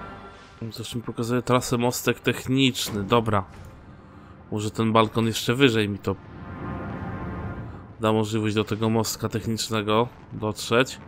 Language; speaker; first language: Polish; native; Polish